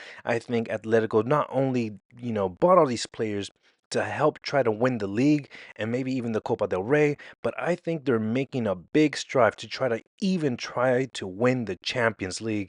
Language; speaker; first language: English; native; English